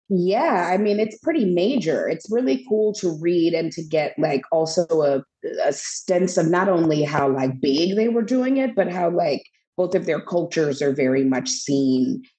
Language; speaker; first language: English; native; English